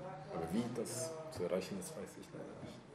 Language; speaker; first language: German; non-native, learner; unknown